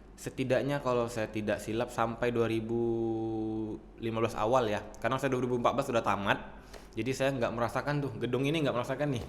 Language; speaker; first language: Indonesian; native; Indonesian